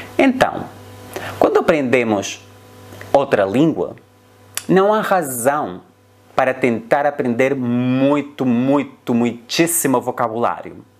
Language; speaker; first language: Portuguese; non-native, fluent; Spanish